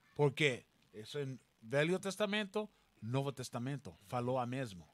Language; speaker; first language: Portuguese; non-native, learner; Spanish